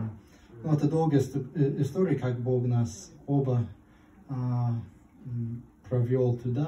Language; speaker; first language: Russian; non-native, fluent; English